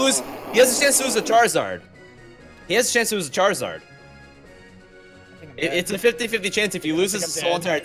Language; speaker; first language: English; native; English